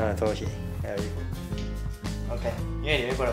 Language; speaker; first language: Chinese; native; Chinese